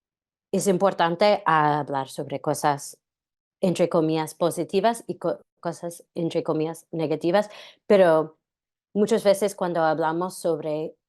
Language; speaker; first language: Spanish; non-native, fluent; English